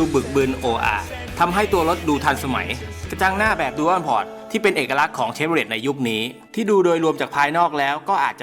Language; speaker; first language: Thai; native; Thai